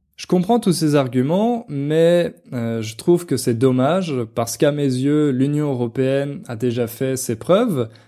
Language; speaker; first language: French; native; French